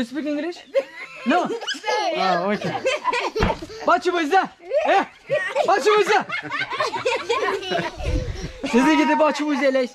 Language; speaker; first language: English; non-native, learner; Turkish